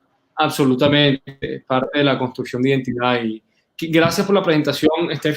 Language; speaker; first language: Spanish; native; Spanish